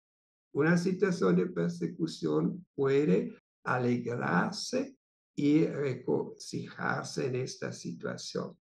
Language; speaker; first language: Spanish; non-native, fluent; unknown